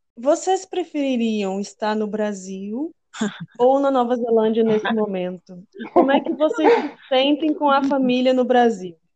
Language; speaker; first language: Portuguese; native; Portuguese